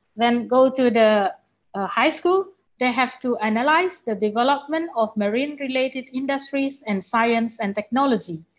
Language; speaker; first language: English; non-native, fluent; Indonesian